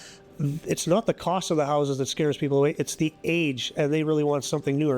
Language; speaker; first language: English; native; English